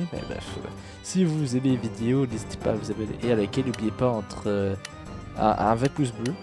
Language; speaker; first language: French; native; French